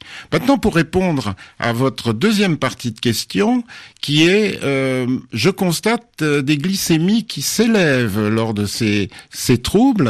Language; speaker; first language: French; native; French